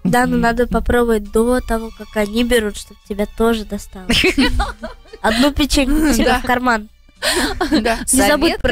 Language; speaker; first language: Russian; early bilingual, heritage; Russian